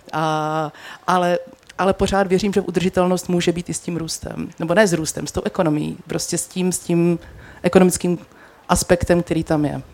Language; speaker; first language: Czech; native; Czech